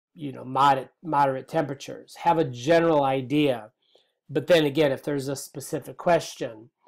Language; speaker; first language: English; native; English